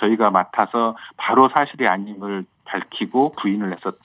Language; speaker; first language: Korean; native; Korean